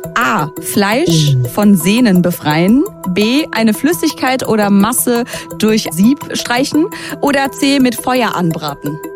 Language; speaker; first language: German; early bilingual, other home language; Turkish